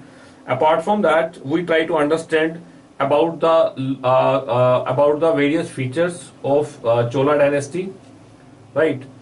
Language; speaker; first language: English; non-native, local second language; Hindi